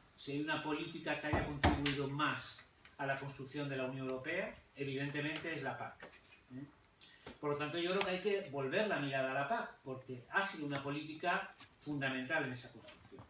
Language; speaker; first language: Spanish; native; Spanish